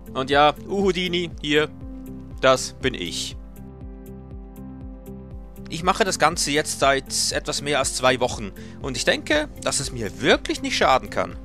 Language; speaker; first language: German; native; German